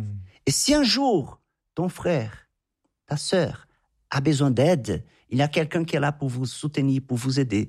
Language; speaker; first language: French; non-native, fluent; Portuguese